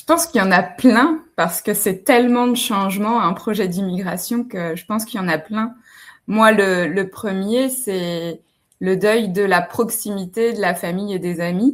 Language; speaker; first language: French; native; French